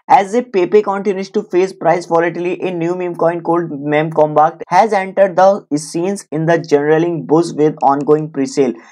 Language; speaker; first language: Hindi; native; Hindi